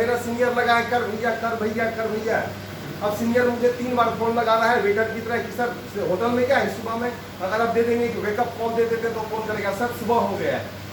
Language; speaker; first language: Hindi; native; Hindi